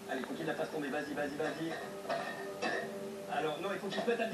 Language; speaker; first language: French; native; French